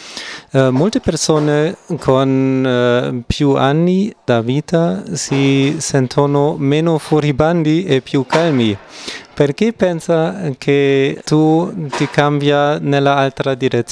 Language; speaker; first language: Italian; non-native, learner; German